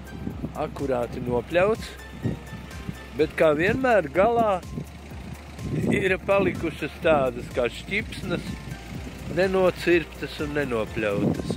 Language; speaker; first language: Latvian; native; Latvian